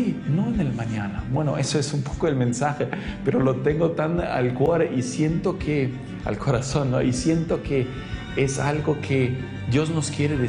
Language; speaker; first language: Spanish; non-native, fluent; German